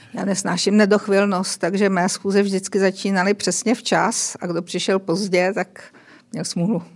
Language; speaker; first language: Czech; native; Czech